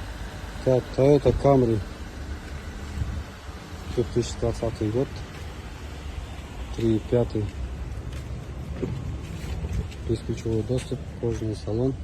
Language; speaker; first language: Russian; non-native, local second language; Kazakh